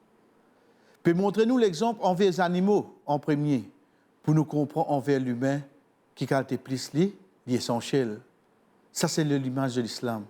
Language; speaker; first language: French; non-native, local second language; Morisyen